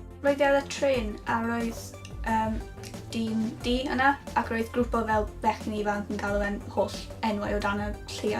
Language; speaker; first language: Welsh; native; Welsh